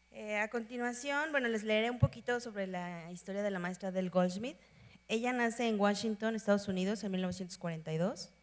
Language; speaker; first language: Spanish; native; Spanish